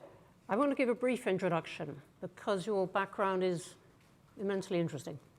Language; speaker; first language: English; native; English